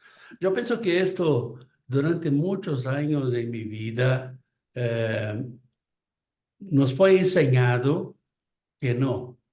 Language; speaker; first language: Spanish; non-native, fluent; Portuguese